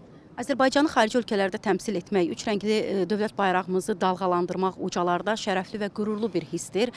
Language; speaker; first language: Azerbaijani; native; Azerbaijani